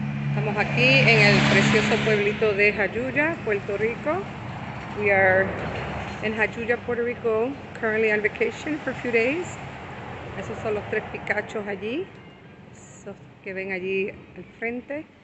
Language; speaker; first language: Spanish; native; Spanish